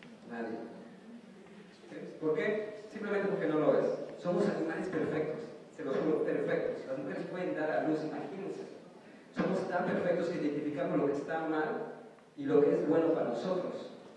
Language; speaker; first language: Spanish; native; Spanish